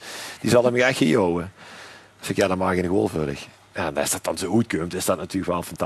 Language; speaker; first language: Dutch; native; Dutch